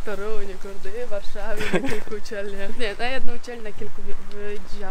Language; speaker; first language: Polish; non-native, learner; Uzbek